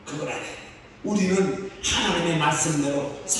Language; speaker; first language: Korean; native; Korean